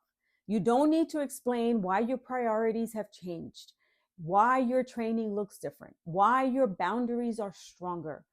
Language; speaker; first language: English; native; English